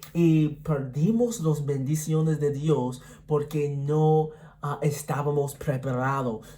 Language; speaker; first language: Spanish; non-native, learner; English